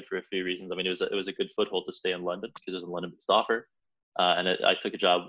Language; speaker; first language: English; native; English